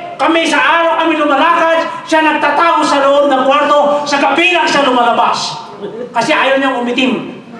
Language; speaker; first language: Filipino; non-native, local second language; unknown